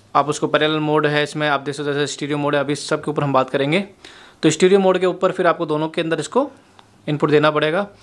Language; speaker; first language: Hindi; native; Hindi